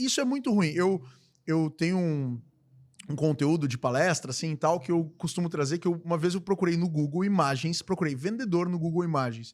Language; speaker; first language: Portuguese; native; Portuguese